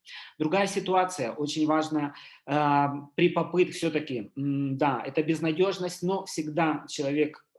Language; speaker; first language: Russian; native; Russian